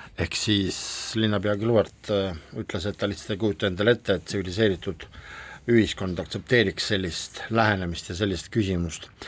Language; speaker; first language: Estonian; non-native, local second language; Russian